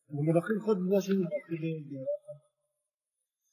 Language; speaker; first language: Chinese; non-native, fluent; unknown